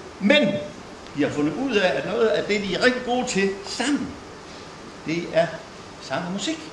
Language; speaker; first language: Danish; native; Danish